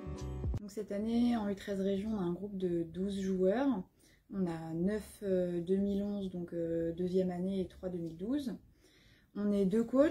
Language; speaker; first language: French; native; French